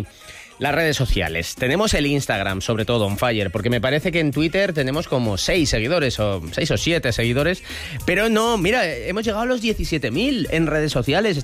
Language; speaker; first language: Spanish; native; Spanish